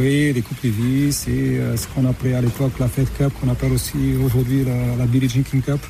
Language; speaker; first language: French; non-native, fluent; Portuguese